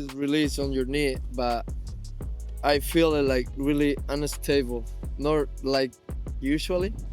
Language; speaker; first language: English; non-native, fluent; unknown